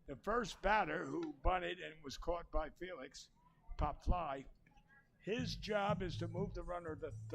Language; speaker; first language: English; native; English